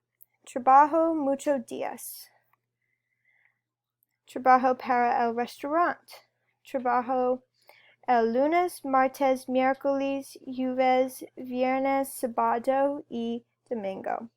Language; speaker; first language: Spanish; non-native, learner; English